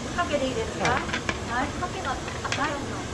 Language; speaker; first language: Japanese; native; Japanese